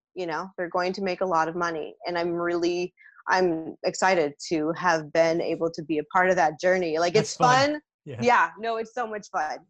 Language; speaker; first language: English; native; English